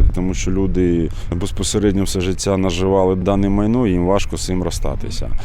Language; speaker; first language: Ukrainian; native; Ukrainian